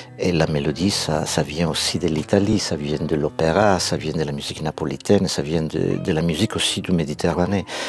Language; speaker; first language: French; non-native, fluent; Sardinian